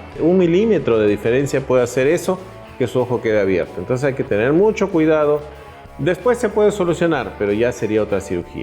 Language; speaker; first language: Spanish; native; Spanish